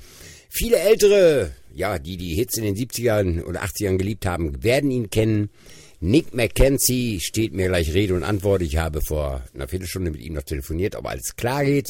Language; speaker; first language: German; native; German